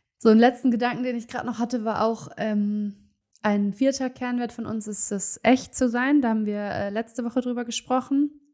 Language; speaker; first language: German; native; German